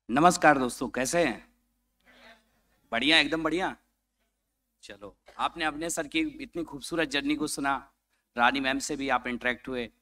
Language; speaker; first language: Hindi; native; Hindi